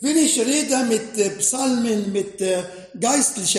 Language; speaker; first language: German; non-native, fluent; Arabic